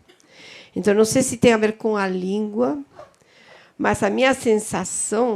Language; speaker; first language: Portuguese; non-native, fluent; Spanish